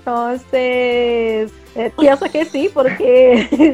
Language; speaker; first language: Spanish; non-native, learner; Portuguese